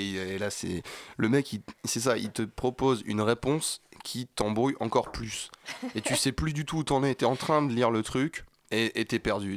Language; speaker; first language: French; native; French